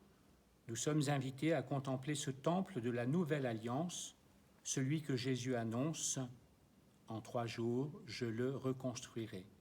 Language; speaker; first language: French; native; French